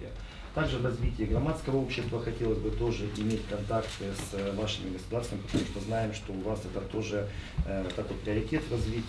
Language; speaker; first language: Russian; native; Russian